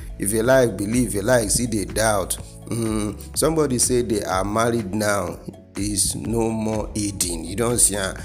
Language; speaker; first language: Nigerian Pidgin; non-native, local second language; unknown